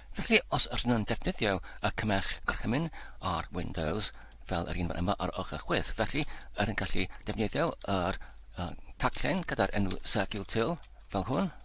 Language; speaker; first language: Welsh; non-native, learner; Polish